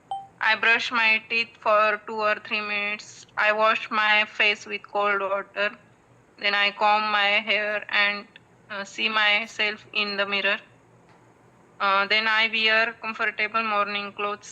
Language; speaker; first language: English; non-native, learner; Marathi